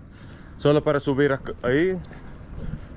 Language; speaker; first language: Spanish; non-native, learner; Finnish